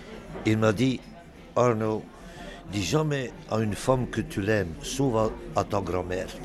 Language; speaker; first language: French; non-native, local second language; Dutch